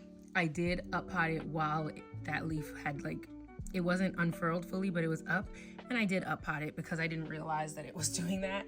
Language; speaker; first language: English; native; English